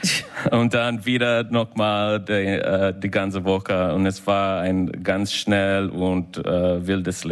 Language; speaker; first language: German; non-native, learner; English